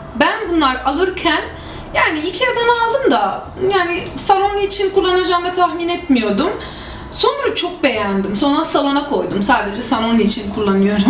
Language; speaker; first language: Turkish; non-native, fluent; Arabic